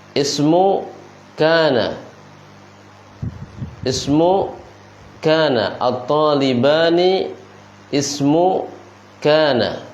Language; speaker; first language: Arabic; non-native, fluent; Indonesian